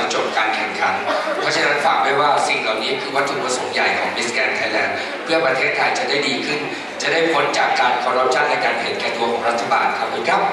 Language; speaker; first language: Thai; native; Thai